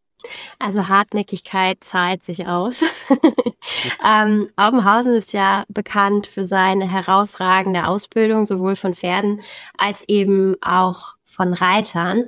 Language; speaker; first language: German; native; German